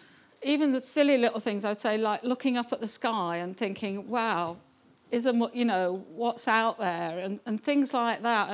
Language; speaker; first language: English; native; English